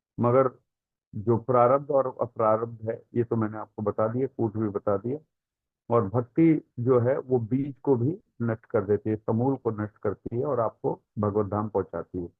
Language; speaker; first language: Hindi; non-native, local second language; Tamil